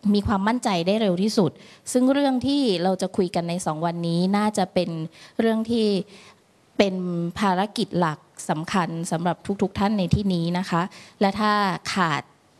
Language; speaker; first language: Thai; native; Thai